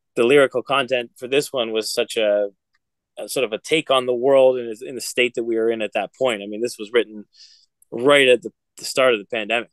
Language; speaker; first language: English; native; English